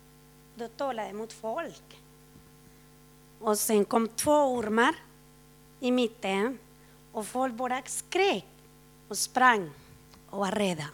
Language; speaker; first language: Swedish; non-native, fluent; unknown